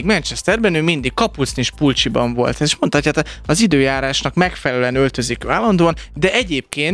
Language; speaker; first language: Hungarian; native; Hungarian